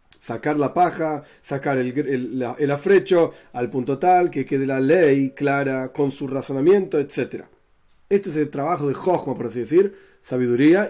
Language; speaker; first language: Spanish; native; Spanish